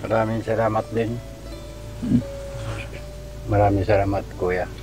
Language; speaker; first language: Filipino; non-native, learner; Japanese